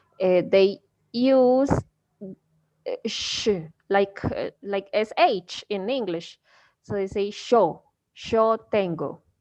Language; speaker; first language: English; non-native, fluent; Spanish